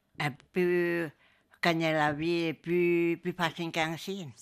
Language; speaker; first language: French; non-native, learner; Chinese